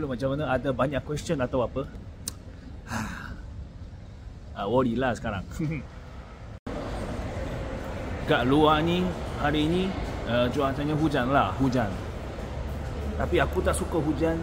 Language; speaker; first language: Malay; non-native, fluent; Korean